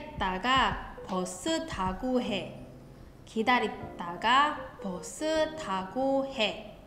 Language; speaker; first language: Korean; non-native, learner; Indonesian